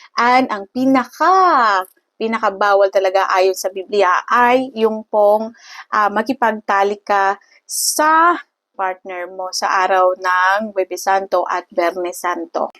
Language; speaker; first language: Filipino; non-native, local second language; Cebuano